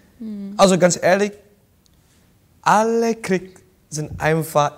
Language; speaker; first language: German; non-native, learner; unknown